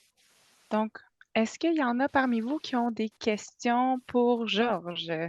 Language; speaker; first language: French; native; French